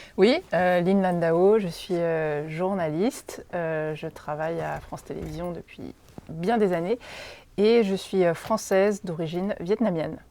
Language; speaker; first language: French; native; French